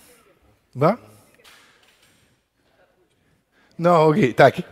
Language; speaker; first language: Danish; non-native, learner; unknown